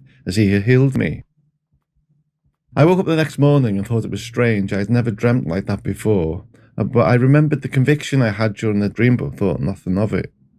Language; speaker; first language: English; native; English